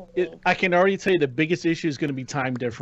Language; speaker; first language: English; native; English